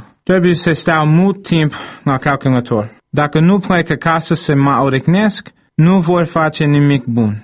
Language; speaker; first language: Romanian; non-native, fluent; English